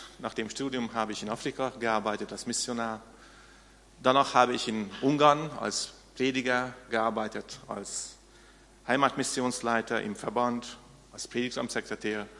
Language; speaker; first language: German; non-native, fluent; Hungarian